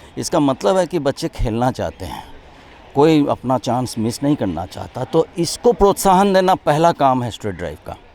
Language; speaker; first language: Hindi; native; Hindi